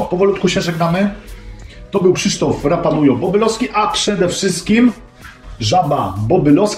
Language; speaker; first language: Polish; native; Polish